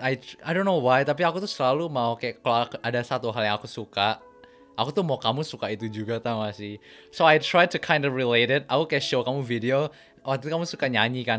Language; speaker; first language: Indonesian; early bilingual, heritage; Indonesian